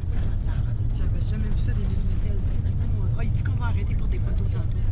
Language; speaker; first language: French; native; French